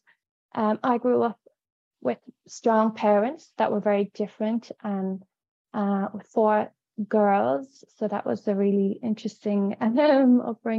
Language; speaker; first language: English; native; English